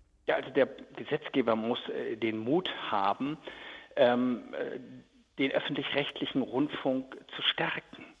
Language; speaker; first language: German; native; German